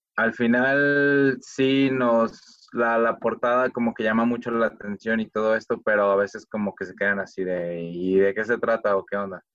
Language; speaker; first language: Spanish; native; Spanish